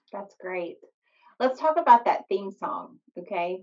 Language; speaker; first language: English; native; English